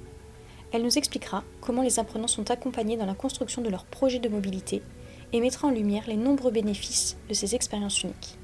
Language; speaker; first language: French; native; French